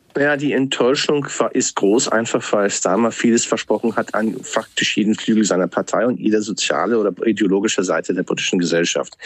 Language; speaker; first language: German; non-native, fluent; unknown